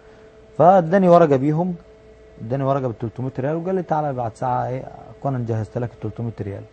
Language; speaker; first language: Arabic; native; Arabic